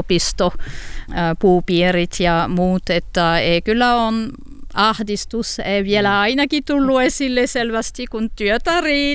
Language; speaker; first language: Finnish; non-native, learner; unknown